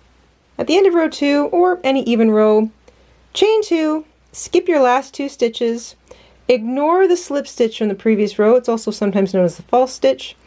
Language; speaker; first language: English; native; English